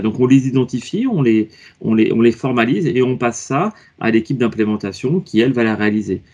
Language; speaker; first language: French; native; French